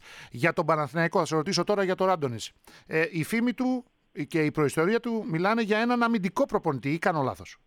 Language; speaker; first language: Greek; native; Greek